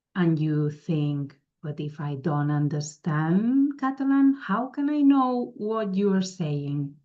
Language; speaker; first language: English; non-native, fluent; Catalan